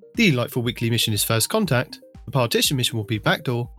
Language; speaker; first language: English; native; English